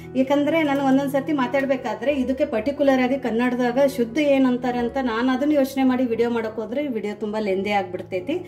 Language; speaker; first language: Kannada; native; Kannada